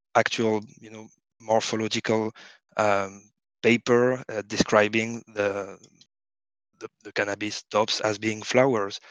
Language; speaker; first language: English; non-native, fluent; French